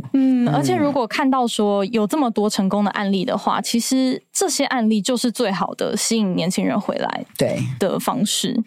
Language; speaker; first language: Chinese; native; Chinese